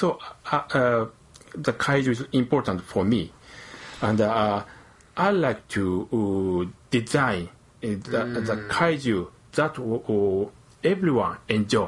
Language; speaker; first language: English; non-native, learner; Japanese